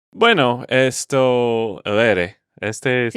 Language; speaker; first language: Spanish; non-native, fluent; English